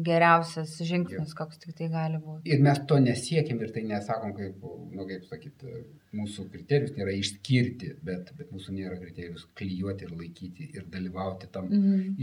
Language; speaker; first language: Lithuanian; native; Lithuanian